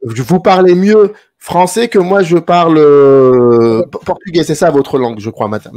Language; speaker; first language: French; native; French